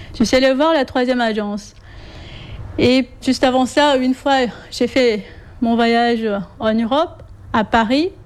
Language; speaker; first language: French; non-native, fluent; Korean